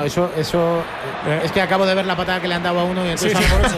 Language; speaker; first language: Spanish; native; Spanish